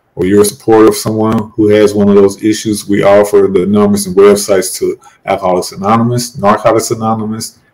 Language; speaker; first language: English; native; English